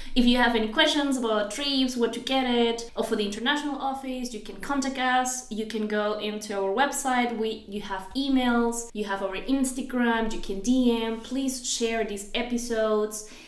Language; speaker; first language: English; non-native, fluent; Spanish